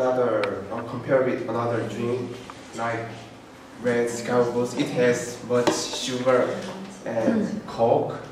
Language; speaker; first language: English; non-native, learner; Korean